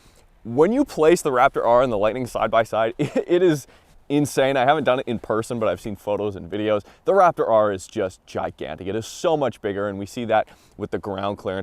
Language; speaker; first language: English; native; English